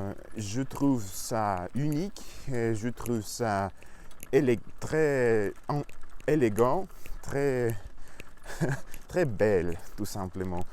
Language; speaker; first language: French; non-native, learner; Russian